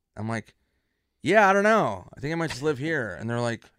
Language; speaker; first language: English; native; English